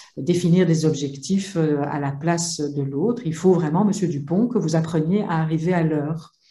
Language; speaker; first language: French; native; French